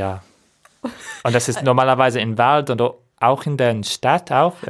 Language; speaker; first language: German; non-native, learner; English